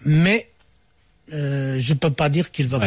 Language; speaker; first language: French; non-native, fluent; Portuguese